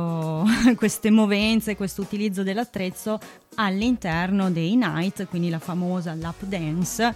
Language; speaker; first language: Italian; native; Italian